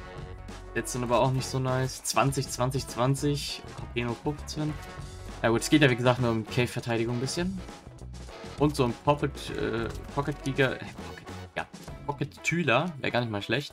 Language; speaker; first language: German; native; German